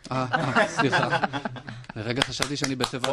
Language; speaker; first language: Hebrew; native; Hebrew